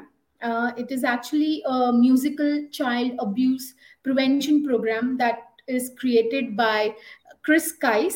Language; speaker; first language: English; non-native, local second language; Hindi